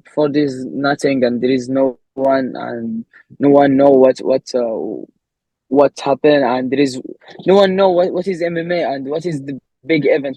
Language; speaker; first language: English; non-native, learner; Arabic